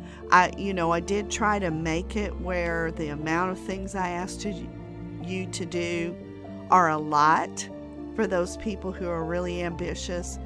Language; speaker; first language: English; native; English